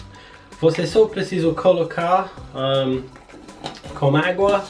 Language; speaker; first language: Portuguese; non-native, learner; English